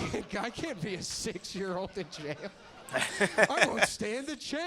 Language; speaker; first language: English; native; English